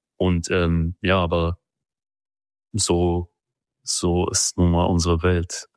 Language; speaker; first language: German; early bilingual, other home language; Kurdish